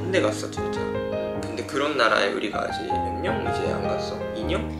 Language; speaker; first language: Korean; non-native, fluent; Japanese